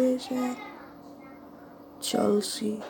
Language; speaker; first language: English; non-native, learner; Italian